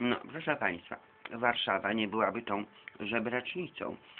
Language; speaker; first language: Polish; native; Polish